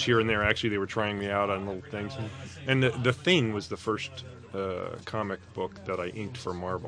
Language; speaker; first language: English; native; English